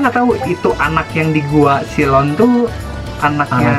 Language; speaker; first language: Indonesian; native; Indonesian